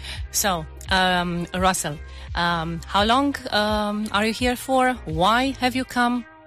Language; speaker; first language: English; non-native, fluent; Romanian